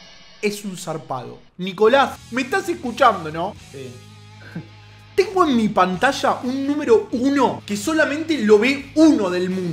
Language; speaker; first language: Spanish; native; Spanish